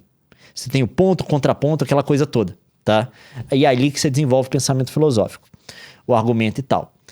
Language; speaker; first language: Portuguese; native; Portuguese